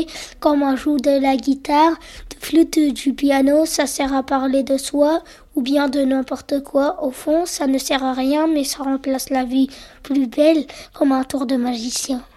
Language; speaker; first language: French; early bilingual, other home language; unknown